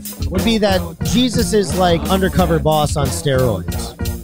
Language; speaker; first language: English; native; English